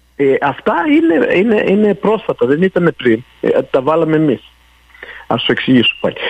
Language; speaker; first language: Greek; early bilingual, heritage; Greek